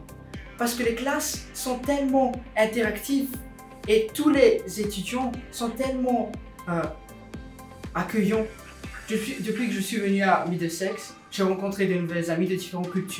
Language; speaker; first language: French; non-native, local second language; Malagasy